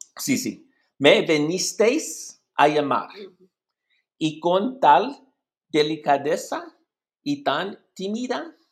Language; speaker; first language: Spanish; non-native, learner; English